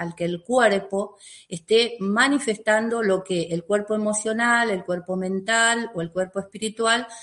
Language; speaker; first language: Spanish; native; Spanish